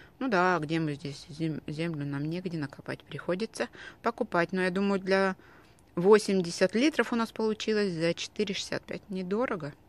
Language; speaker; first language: Russian; native; Russian